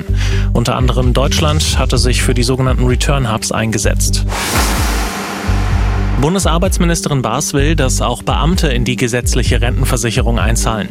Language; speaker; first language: German; native; German